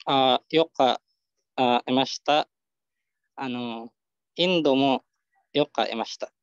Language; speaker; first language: Japanese; non-native, learner; Filipino